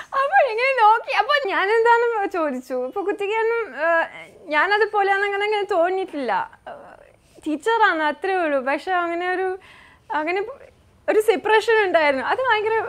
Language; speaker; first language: Malayalam; non-native, fluent; French